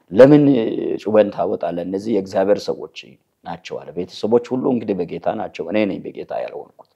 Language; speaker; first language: Amharic; non-native, local second language; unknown